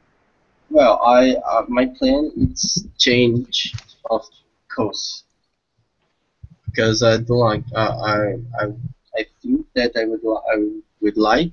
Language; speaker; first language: English; non-native, learner; Portuguese